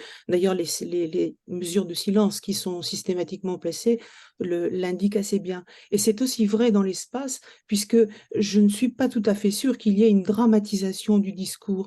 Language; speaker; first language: French; native; French